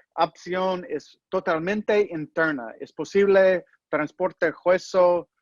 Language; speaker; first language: Spanish; non-native, learner; English